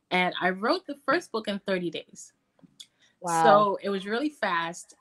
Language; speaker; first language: English; native; English